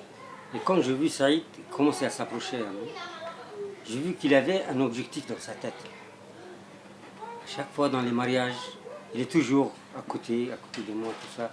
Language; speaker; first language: French; non-native, local second language; Somali